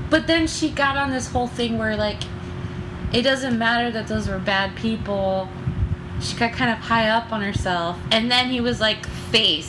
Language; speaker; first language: English; native; English